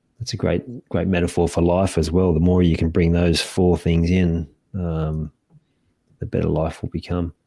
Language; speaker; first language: English; native; English